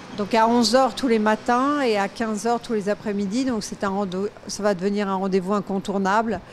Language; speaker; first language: French; native; French